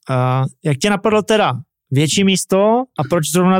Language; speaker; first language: Czech; native; Czech